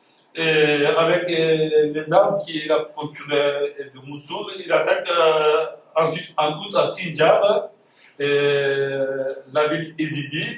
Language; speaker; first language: French; non-native, fluent; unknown